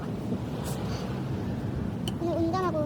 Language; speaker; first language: Korean; native; Korean